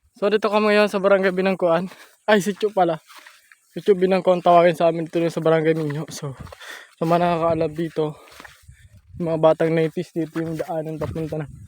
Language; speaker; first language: Filipino; non-native, local second language; Masbatenyo